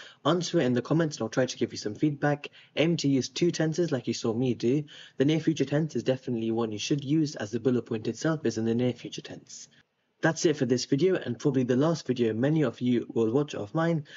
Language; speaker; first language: English; native; English